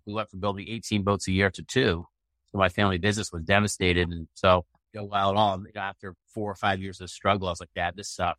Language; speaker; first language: English; native; English